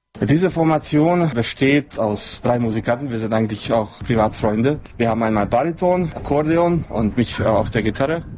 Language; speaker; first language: German; non-native, local second language; Hungarian